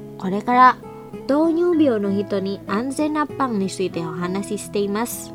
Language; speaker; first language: Japanese; non-native, fluent; Indonesian